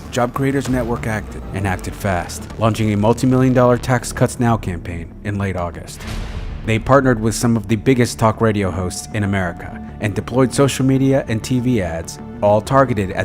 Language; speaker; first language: English; native; English